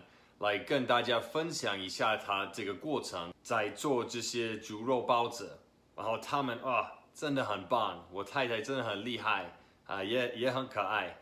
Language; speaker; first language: Chinese; non-native, fluent; English